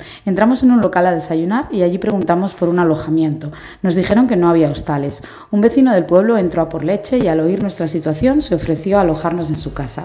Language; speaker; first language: Spanish; native; Spanish